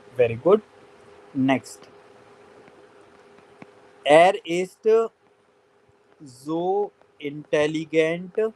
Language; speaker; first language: German; non-native, learner; Hindi